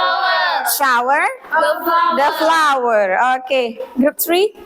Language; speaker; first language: English; non-native, fluent; Indonesian